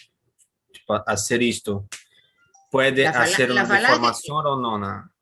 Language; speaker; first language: Spanish; non-native, learner; Portuguese